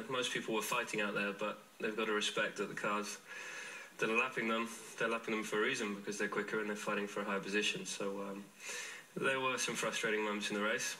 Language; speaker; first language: English; native; English